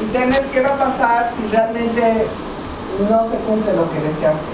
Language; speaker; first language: Spanish; native; Spanish